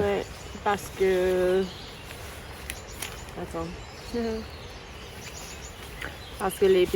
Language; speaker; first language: French; non-native, learner; English